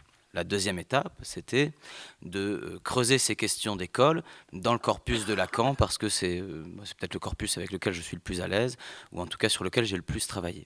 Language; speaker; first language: French; native; French